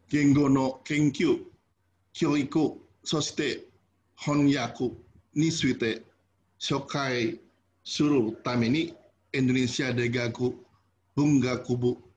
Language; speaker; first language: Japanese; non-native, fluent; Indonesian